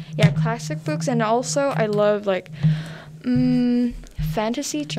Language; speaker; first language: English; non-native, learner; Korean